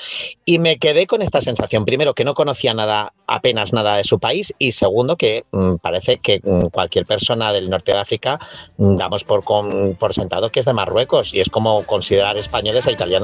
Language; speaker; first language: Spanish; native; Spanish